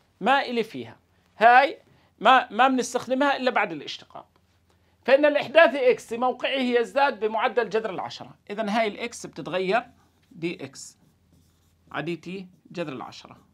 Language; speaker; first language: Arabic; native; Arabic